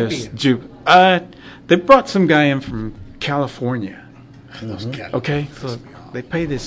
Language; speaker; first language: English; native; English